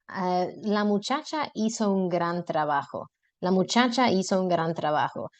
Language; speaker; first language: Spanish; non-native, fluent; English